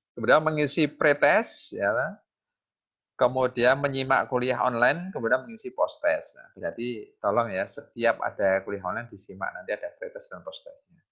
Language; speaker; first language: Indonesian; non-native, local second language; Javanese